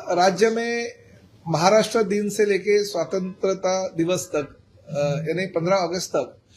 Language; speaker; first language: Hindi; non-native, local second language; Marathi